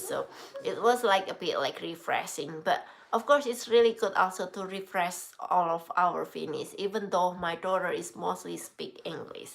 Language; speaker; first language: English; non-native, learner; Indonesian